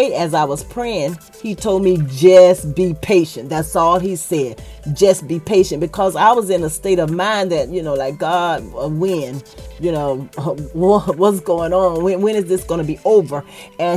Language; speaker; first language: English; native; English